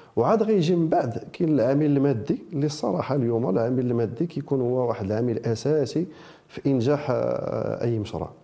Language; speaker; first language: Arabic; native; Arabic